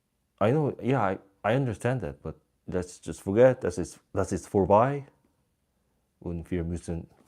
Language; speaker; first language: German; non-native, learner; Korean